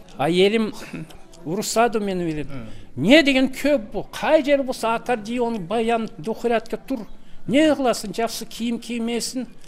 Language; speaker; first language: Kazakh; non-native, local second language; Russian